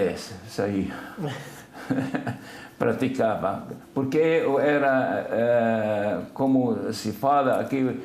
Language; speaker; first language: Portuguese; non-native, fluent; Arabic